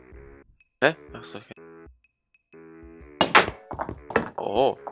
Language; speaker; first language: German; native; German